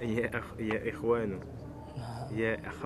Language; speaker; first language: Arabic; non-native, learner; French